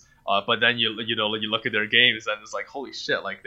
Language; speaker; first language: English; non-native, fluent; Chinese